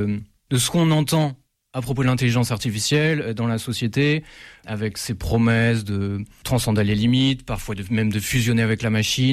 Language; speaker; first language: French; native; French